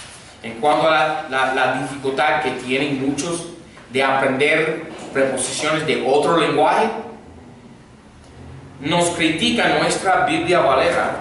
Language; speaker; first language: Spanish; non-native, fluent; English